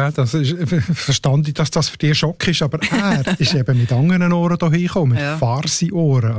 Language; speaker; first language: German; native; German